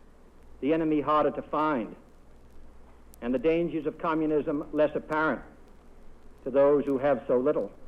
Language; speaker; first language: English; native; English